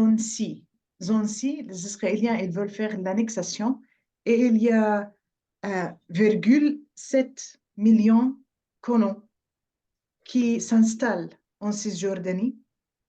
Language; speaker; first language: French; non-native, fluent; Arabic